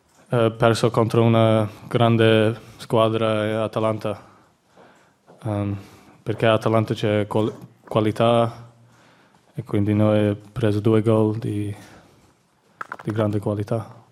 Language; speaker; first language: Italian; non-native, learner; English